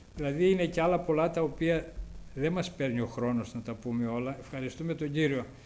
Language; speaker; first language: Greek; native; Greek